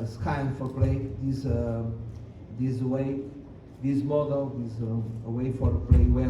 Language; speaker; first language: English; non-native, learner; Portuguese